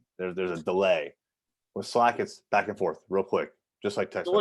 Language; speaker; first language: English; native; English